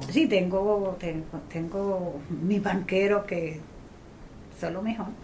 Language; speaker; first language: Spanish; native; Spanish